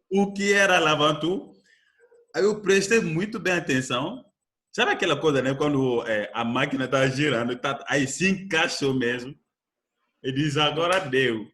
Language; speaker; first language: Portuguese; non-native, fluent; French